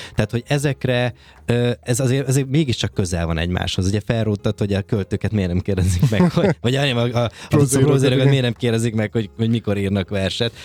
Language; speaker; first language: Hungarian; native; Hungarian